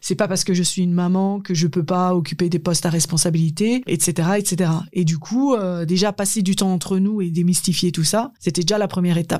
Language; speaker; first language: French; native; French